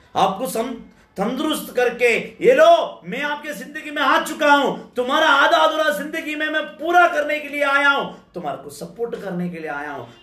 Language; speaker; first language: Hindi; non-native, local second language; Telugu